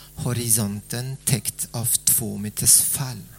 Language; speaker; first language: Swedish; early bilingual, heritage; Swedish